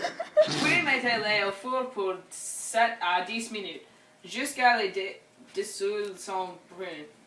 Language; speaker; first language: French; non-native, learner; English